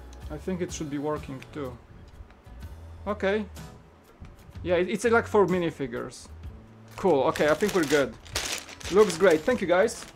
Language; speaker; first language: English; non-native, fluent; Polish